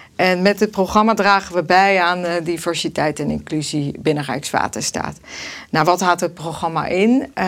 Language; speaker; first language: Dutch; early bilingual, other home language; Persian